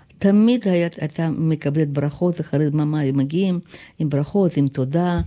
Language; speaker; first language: Hebrew; non-native, fluent; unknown